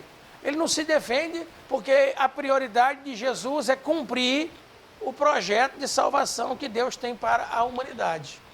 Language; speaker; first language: Portuguese; native; Portuguese